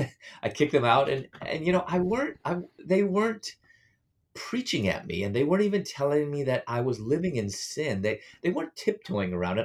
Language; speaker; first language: English; native; English